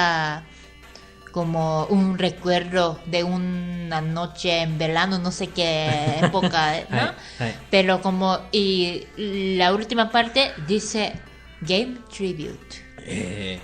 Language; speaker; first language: Spanish; non-native, fluent; Japanese